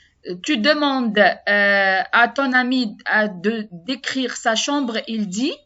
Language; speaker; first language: French; non-native, learner; Arabic